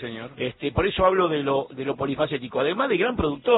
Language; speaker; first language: Spanish; native; Spanish